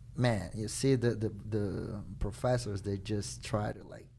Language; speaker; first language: English; non-native, fluent; Portuguese